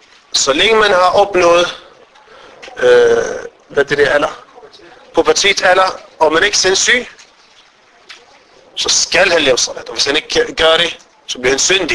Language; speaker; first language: Danish; non-native, fluent; Arabic